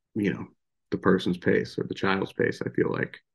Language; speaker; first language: English; native; English